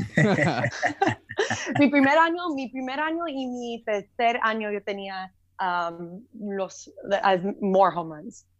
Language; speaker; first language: Spanish; early bilingual, heritage; Spanish